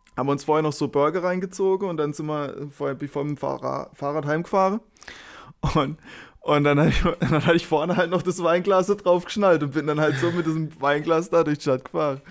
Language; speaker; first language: German; native; German